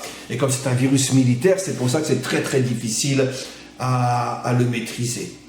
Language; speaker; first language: French; native; French